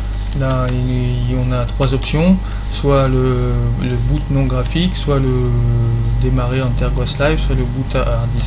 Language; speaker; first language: French; native; French